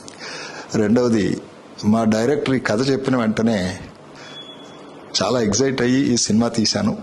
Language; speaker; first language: Telugu; native; Telugu